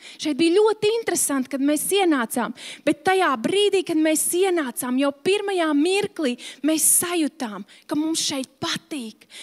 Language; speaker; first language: Latvian; native; Latvian